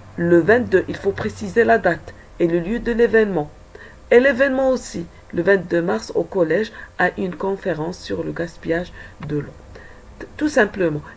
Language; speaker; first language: French; non-native, local second language; Arabic